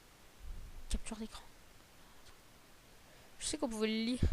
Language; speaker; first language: French; native; French